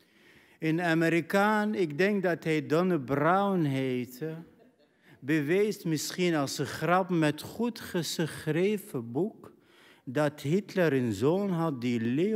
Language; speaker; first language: Dutch; non-native, fluent; Arabic